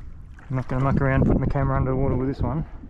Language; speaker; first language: English; native; English